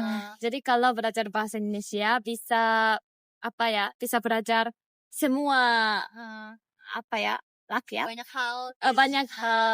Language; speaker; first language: Indonesian; non-native, fluent; Japanese